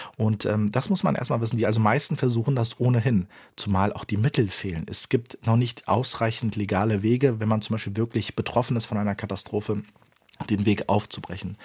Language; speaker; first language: German; early bilingual, other home language; Turkish